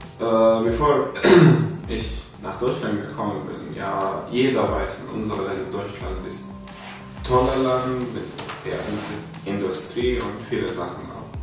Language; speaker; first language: German; non-native, learner; Arabic